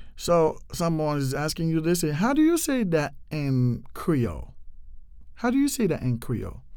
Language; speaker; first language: English; non-native, fluent; Haitian Creole